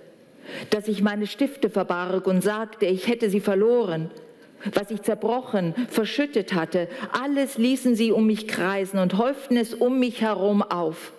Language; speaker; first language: German; native; German